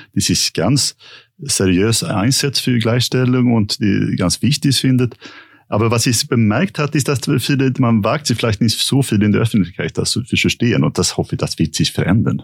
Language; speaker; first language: German; non-native, fluent; Swedish